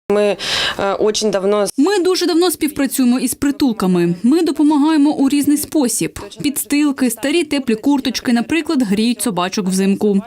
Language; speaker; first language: Ukrainian; non-native, local second language; Russian